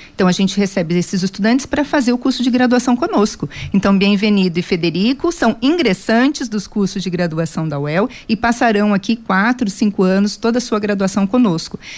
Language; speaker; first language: Portuguese; native; Portuguese